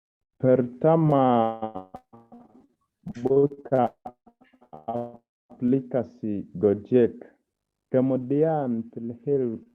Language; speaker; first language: Indonesian; non-native, learner; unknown